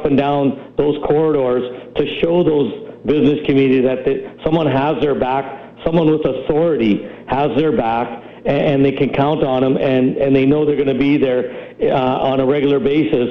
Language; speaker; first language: English; native; English